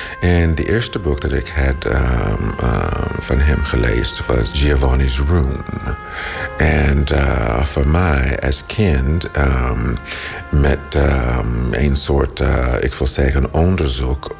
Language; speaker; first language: Dutch; non-native, learner; English